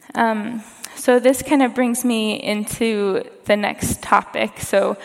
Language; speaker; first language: English; native; English